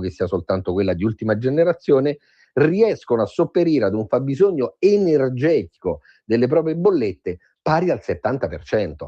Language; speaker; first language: Italian; native; Italian